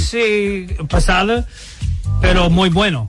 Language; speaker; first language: Spanish; non-native, learner; English